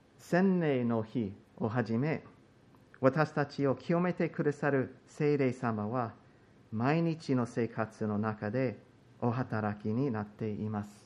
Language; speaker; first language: Japanese; non-native, fluent; English